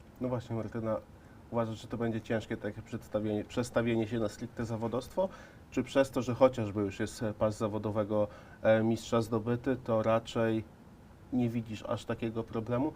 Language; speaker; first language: Polish; native; Polish